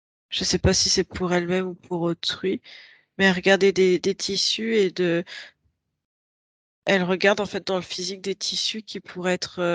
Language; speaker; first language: French; native; French